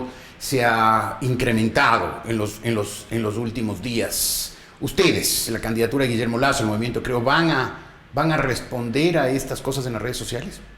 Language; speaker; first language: Spanish; native; Spanish